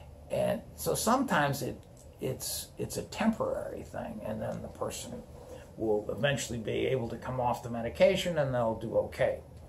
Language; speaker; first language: English; native; English